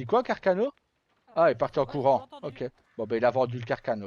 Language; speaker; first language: French; native; French